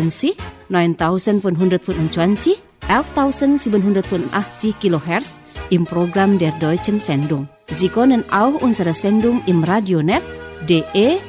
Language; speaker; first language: German; non-native, fluent; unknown